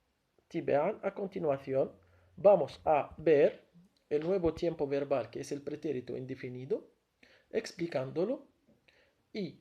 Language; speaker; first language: Spanish; non-native, fluent; Arabic